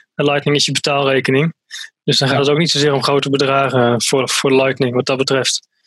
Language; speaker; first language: Dutch; native; Dutch